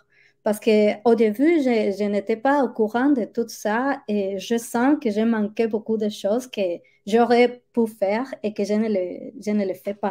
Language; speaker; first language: French; non-native, fluent; Spanish